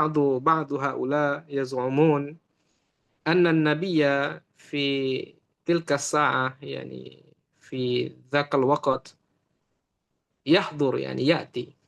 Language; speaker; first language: Arabic; non-native, fluent; Indonesian